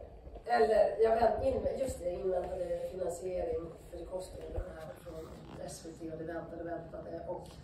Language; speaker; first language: Swedish; native; Swedish